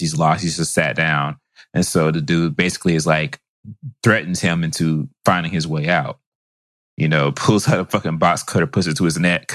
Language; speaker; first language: English; native; English